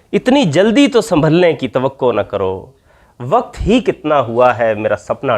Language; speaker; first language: Urdu; native; Urdu